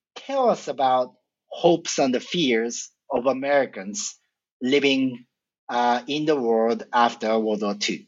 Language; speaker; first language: English; non-native, fluent; Japanese